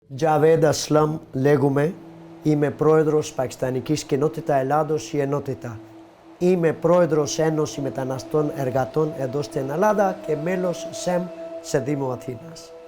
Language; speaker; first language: Greek; non-native, learner; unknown